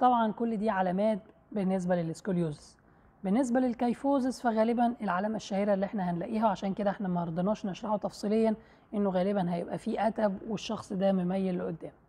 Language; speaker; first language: Arabic; native; Arabic